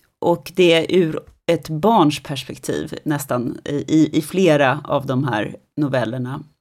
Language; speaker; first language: Swedish; native; Swedish